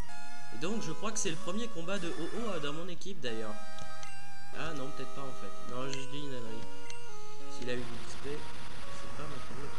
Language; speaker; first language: French; native; French